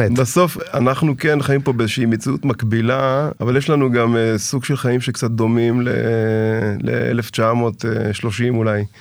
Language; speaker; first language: Hebrew; native; Hebrew